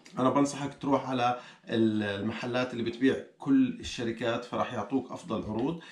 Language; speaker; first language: Arabic; native; Arabic